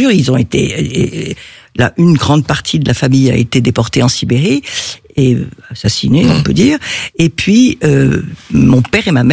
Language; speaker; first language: French; native; French